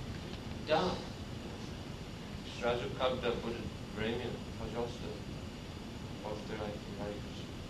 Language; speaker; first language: Russian; non-native, learner; English